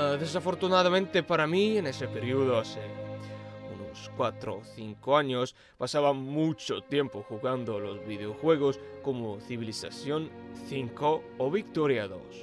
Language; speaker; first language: Spanish; non-native, fluent; Russian